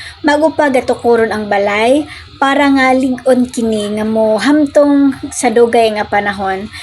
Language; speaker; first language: Cebuano; non-native, local second language; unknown